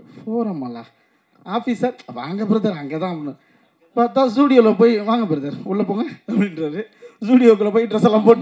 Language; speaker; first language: Tamil; native; Tamil